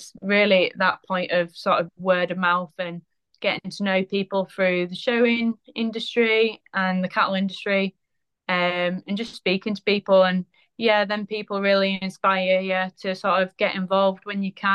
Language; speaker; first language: English; native; English